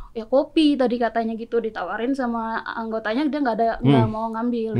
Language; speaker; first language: Indonesian; native; Indonesian